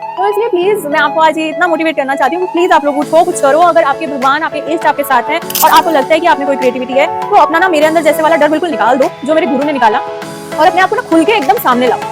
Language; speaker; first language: Hindi; native; Hindi